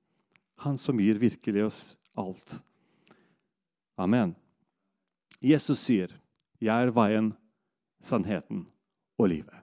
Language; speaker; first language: Norwegian; non-native, fluent; Russian